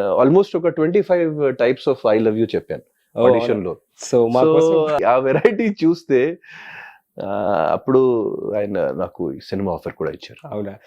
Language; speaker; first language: Telugu; non-native, local second language; Hindi